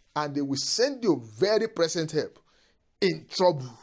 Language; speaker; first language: English; non-native, local second language; Yoruba